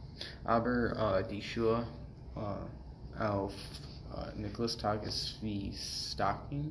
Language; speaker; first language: German; non-native, learner; English